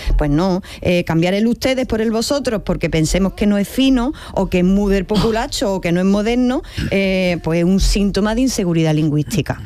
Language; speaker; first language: Spanish; native; Spanish